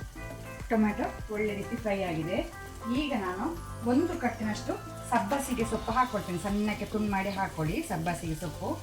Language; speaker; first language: Kannada; native; Kannada